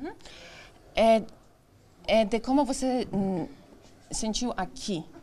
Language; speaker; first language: Portuguese; non-native, learner; Polish